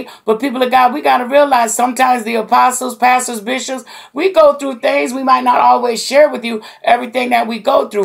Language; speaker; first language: English; native; English